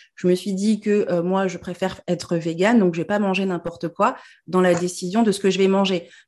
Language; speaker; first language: French; native; French